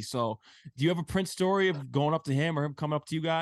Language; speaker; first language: English; native; English